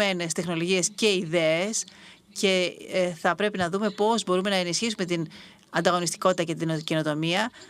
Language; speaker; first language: Greek; native; Greek